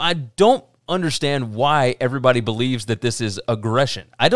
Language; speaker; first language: English; native; English